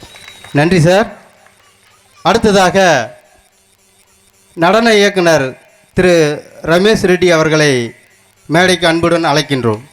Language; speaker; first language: Tamil; native; Tamil